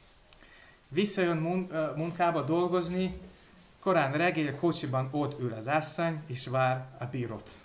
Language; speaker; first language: Hungarian; non-native, learner; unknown